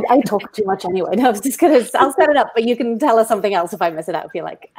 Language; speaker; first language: English; native; English